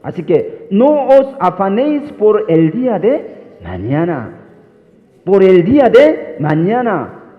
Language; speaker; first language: Spanish; non-native, fluent; Korean